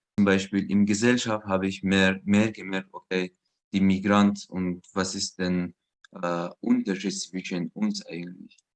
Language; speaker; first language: German; non-native, learner; Persian